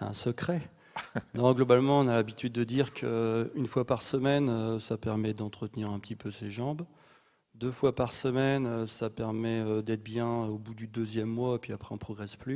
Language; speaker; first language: French; native; French